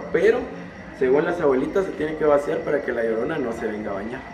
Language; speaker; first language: Spanish; native; Spanish